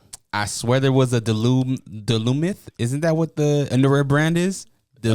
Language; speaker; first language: English; native; English